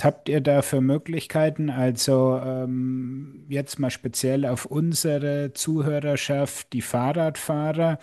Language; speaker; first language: German; native; German